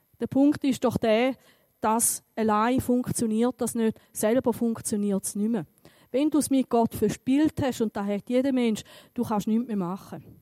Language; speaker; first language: German; native; German